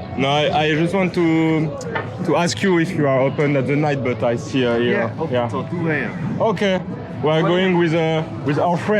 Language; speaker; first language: English; non-native, learner; French